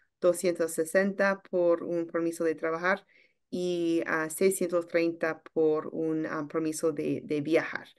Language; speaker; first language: Spanish; non-native, learner; English